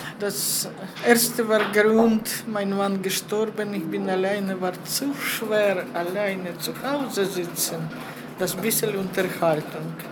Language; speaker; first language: German; non-native, learner; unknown